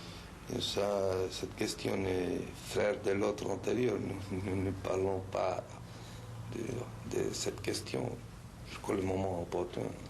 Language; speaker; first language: French; non-native, fluent; Spanish